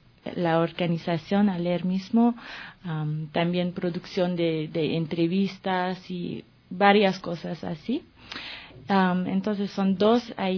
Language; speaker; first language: Spanish; non-native, fluent; French